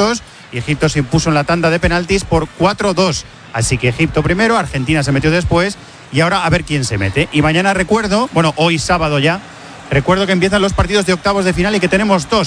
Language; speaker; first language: Spanish; native; Spanish